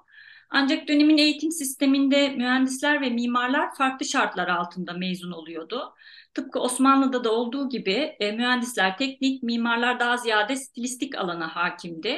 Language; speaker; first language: Turkish; native; Turkish